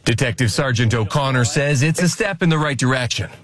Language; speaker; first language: English; native; English